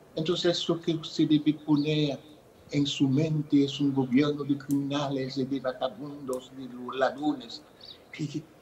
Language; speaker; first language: Spanish; non-native, fluent; Haitian Creole